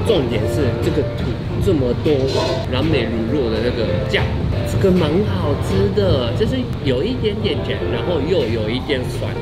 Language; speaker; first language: Chinese; non-native, fluent; Japanese